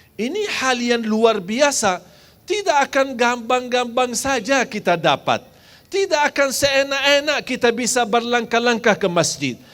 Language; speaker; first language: Malay; non-native, fluent; Arabic